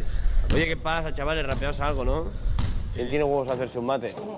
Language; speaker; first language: Spanish; native; Spanish